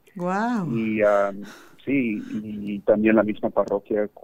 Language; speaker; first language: Spanish; early bilingual, heritage; Spanish